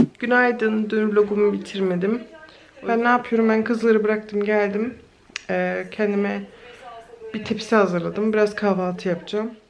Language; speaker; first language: Turkish; early bilingual, heritage; Turkish